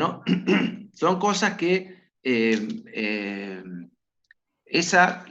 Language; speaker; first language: Spanish; native; Spanish